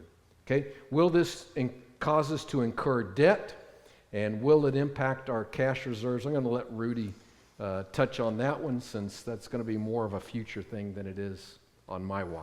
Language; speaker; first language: English; native; English